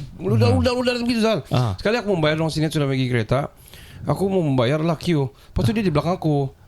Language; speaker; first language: Malay; native; Malay